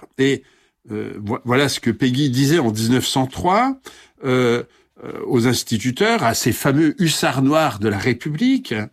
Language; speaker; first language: French; native; French